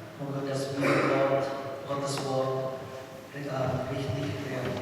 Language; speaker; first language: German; non-native, learner; Indonesian